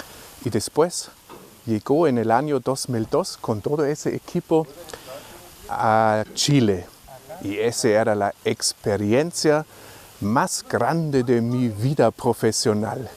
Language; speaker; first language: Spanish; non-native, fluent; German